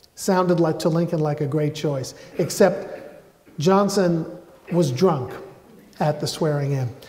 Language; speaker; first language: English; native; English